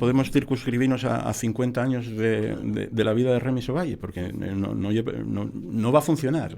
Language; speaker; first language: Spanish; native; Spanish